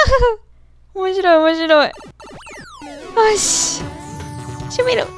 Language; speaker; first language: Japanese; native; Japanese